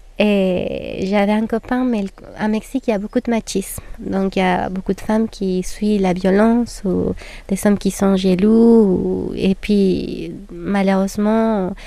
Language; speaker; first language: French; non-native, fluent; Spanish